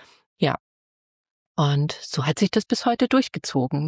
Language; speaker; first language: German; native; German